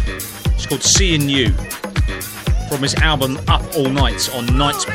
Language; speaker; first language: English; native; English